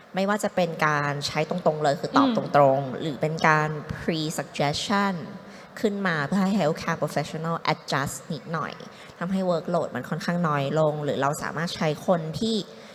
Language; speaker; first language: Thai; native; Thai